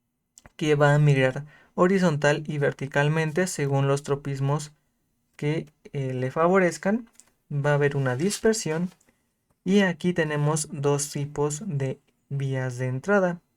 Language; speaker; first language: Spanish; native; Spanish